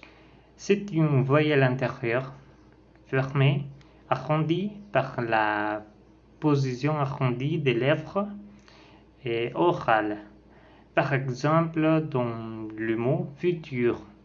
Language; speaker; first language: French; non-native, learner; Spanish